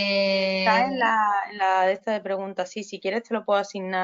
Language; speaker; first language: Spanish; native; Spanish